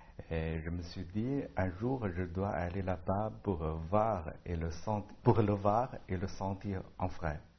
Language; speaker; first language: French; non-native, learner; Chinese